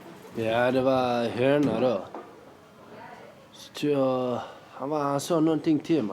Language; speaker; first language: Swedish; early bilingual, other home language; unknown